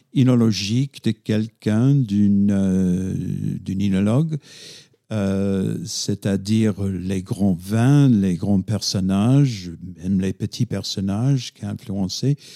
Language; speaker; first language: French; non-native, fluent; English